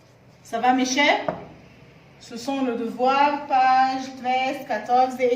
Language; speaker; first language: French; non-native, fluent; Arabic